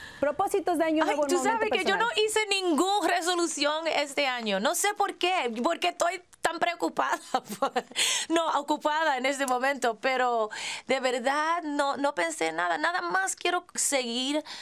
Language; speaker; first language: Spanish; early bilingual, heritage; English